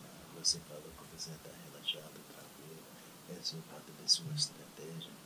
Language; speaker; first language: Portuguese; non-native, learner; Japanese